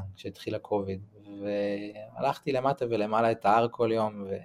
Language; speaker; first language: Hebrew; native; Hebrew